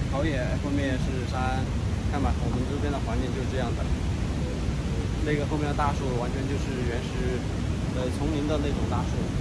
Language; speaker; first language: Chinese; native; Chinese